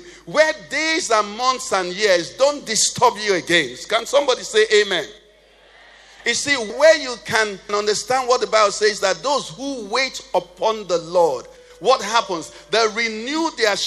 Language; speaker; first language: English; non-native, local second language; Igbo